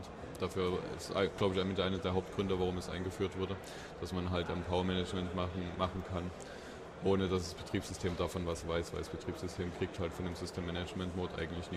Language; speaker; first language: German; native; German